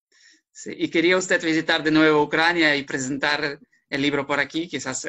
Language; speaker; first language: Spanish; non-native, fluent; Ukrainian